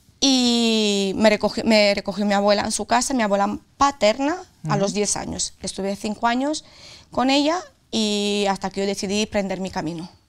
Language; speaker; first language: Spanish; non-native, fluent; Romanian